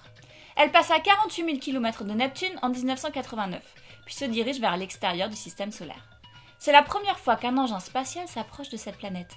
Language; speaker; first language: French; native; French